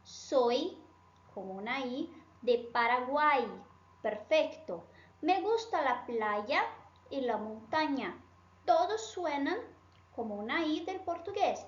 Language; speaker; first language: Spanish; non-native, fluent; Portuguese